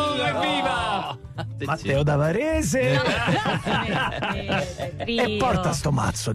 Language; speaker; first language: Italian; native; Italian